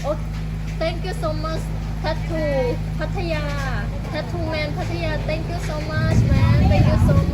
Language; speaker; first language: English; non-native, learner; Thai